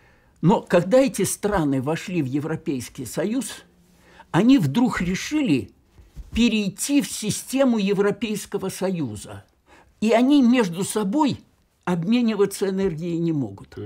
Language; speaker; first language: Russian; native; Russian